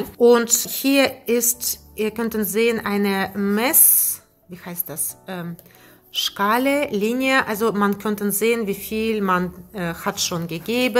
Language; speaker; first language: German; non-native, learner; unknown